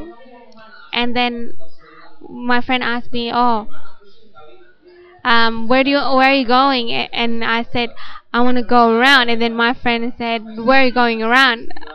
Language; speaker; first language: English; non-native, fluent; Indonesian